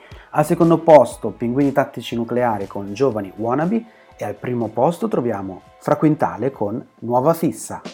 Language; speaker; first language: Italian; native; Italian